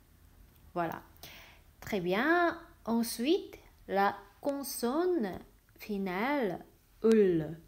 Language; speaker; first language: French; non-native, fluent; Korean